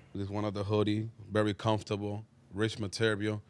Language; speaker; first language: English; non-native, fluent; Spanish